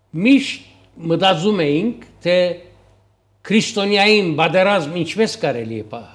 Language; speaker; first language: Armenian; early bilingual, heritage; Armenian